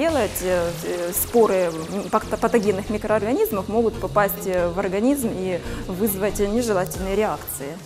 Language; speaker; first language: Russian; native; Russian